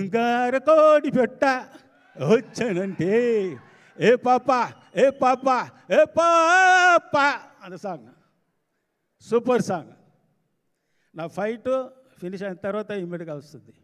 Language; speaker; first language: Telugu; non-native, learner; Tamil